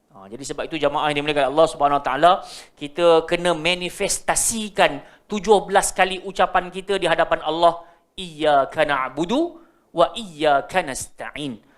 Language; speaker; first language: Malay; native; Malay